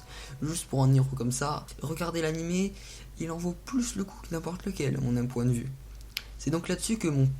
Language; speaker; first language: French; native; French